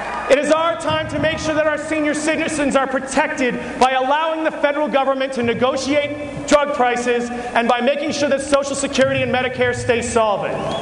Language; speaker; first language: English; native; English